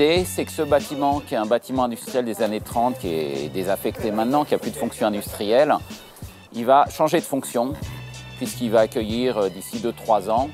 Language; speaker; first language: French; native; French